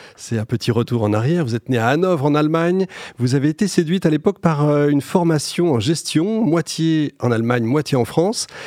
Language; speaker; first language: French; native; French